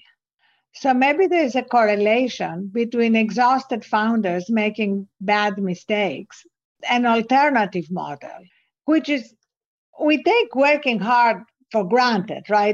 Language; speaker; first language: English; non-native, fluent; Greek